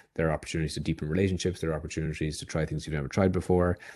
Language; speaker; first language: English; native; English